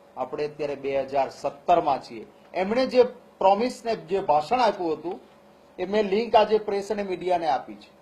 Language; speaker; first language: Gujarati; non-native, local second language; Kachhi